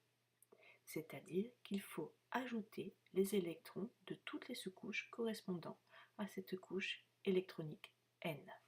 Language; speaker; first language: French; native; French